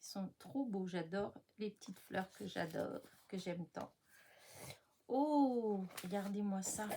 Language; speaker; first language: French; native; French